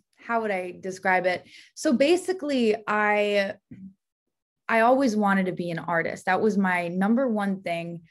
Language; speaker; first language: English; native; English